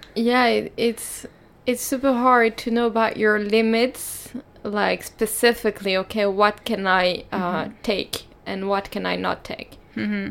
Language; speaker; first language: English; non-native, fluent; French